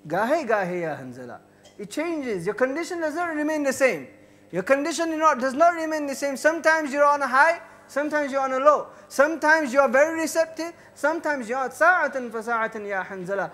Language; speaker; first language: English; early bilingual, other home language; Urdu